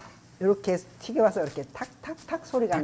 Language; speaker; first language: Korean; native; Korean